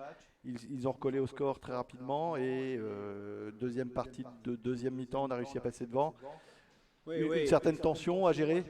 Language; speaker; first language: French; native; French